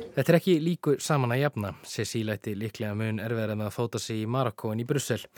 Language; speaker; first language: Icelandic; native; Icelandic